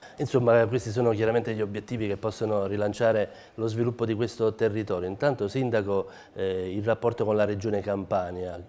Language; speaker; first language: Italian; native; Italian